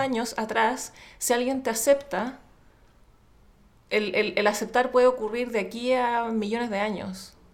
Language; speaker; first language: Spanish; native; Spanish